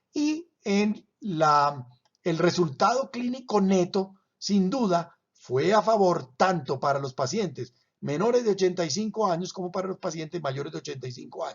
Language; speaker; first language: Spanish; native; Spanish